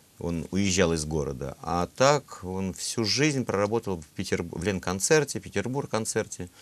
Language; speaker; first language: Russian; native; Russian